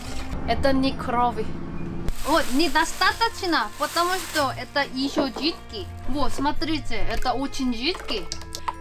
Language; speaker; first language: Russian; non-native, learner; Korean